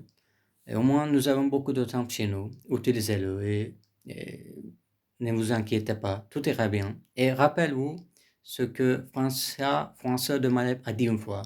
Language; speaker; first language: French; non-native, learner; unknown